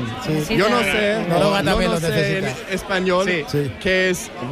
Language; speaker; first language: Spanish; non-native, learner; English